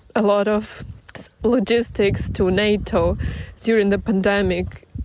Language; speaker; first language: English; non-native, fluent; Ukrainian